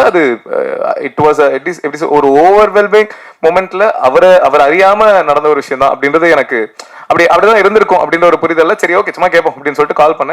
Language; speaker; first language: Tamil; native; Tamil